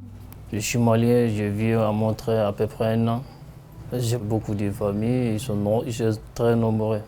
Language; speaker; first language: French; non-native, learner; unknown